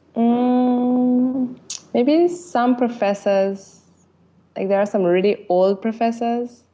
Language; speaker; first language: English; early bilingual, other home language; French